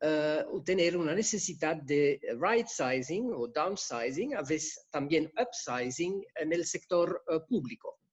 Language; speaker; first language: Spanish; non-native, fluent; French